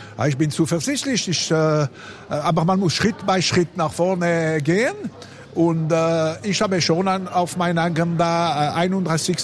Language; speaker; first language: German; non-native, local second language; French